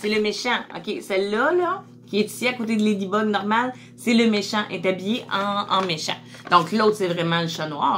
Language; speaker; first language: French; native; French